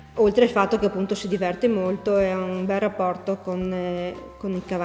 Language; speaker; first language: Italian; native; Italian